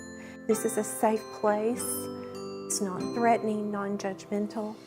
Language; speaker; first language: English; native; English